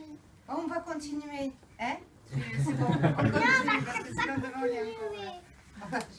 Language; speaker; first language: French; native; French